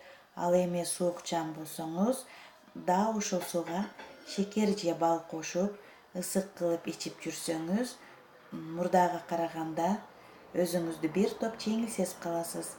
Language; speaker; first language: Kyrgyz; native; Kyrgyz